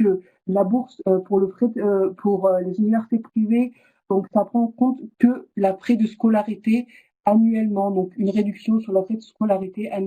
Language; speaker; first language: French; non-native, fluent; Turkish